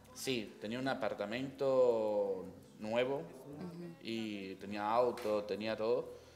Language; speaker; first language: Spanish; native; Spanish